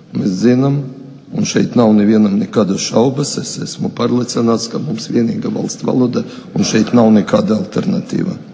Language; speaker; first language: Latvian; non-native, local second language; Russian